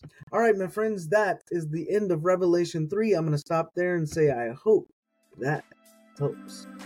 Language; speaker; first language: English; native; English